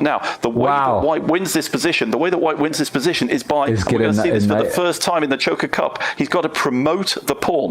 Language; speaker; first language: English; native; English